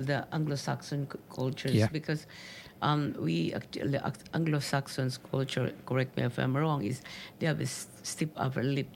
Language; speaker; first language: English; non-native, local second language; Cebuano